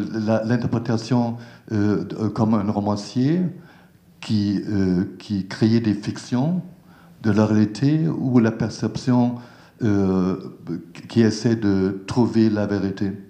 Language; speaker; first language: French; non-native, learner; German